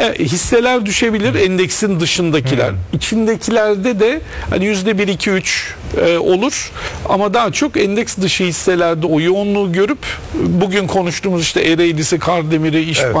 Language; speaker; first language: Turkish; native; Turkish